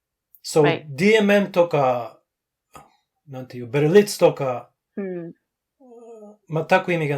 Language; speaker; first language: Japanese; non-native, learner; English